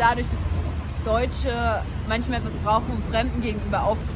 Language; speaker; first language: German; native; German